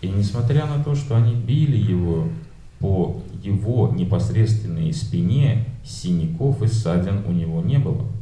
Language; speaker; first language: Russian; native; Russian